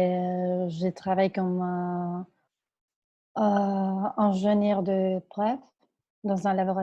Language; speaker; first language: French; non-native, fluent; Spanish